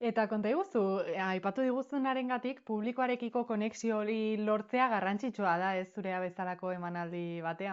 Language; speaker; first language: Basque; native; Basque